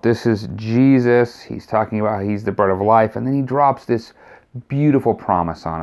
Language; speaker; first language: English; native; English